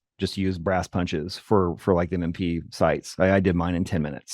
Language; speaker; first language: English; native; English